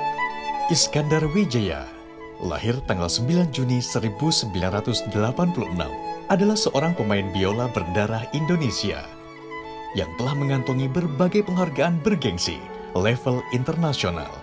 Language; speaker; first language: Indonesian; native; Indonesian